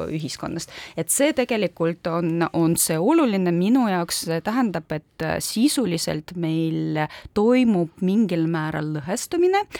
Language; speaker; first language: Estonian; non-native, local second language; Russian